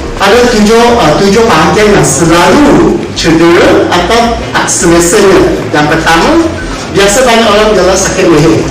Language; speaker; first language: Malay; non-native, local second language; Chinese